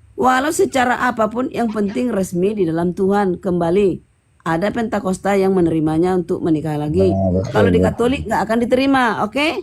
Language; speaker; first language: Indonesian; native; Indonesian